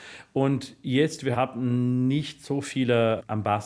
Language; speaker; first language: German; non-native, fluent; English